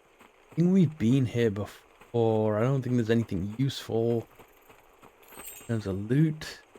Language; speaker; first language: English; native; English